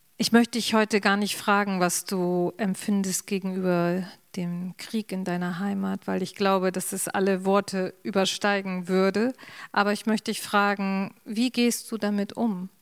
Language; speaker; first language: German; native; German